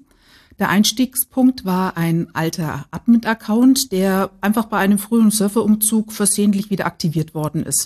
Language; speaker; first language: German; native; German